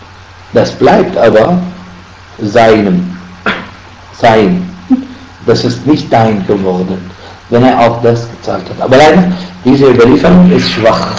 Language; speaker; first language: German; non-native, fluent; Arabic